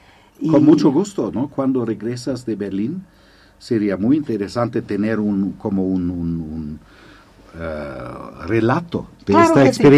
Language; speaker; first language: Spanish; non-native, fluent; German